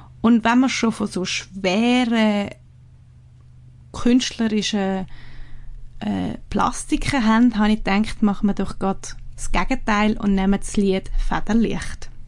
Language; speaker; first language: German; native; German